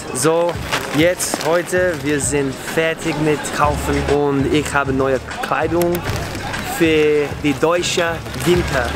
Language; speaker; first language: German; non-native, learner; English